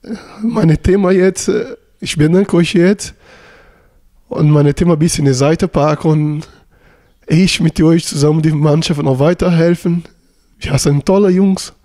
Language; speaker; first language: German; non-native, learner; Portuguese